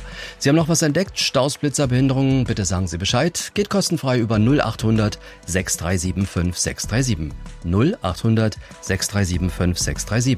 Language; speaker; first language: German; native; German